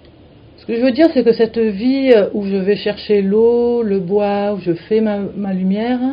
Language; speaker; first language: French; native; French